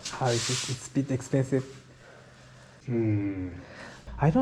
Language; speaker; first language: English; non-native, learner; Japanese